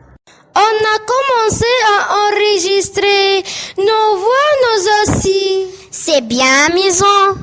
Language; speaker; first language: French; non-native, learner; Arabic